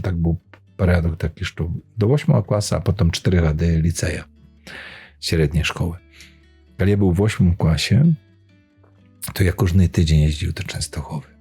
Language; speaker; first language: Polish; non-native, learner; Belarusian